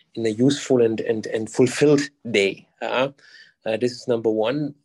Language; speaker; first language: English; non-native, fluent; German